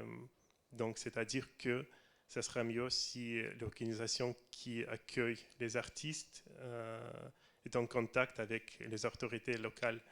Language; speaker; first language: French; non-native, learner; Russian